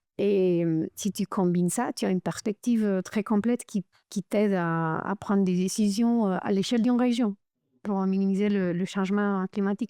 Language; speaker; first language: French; non-native, fluent; Romanian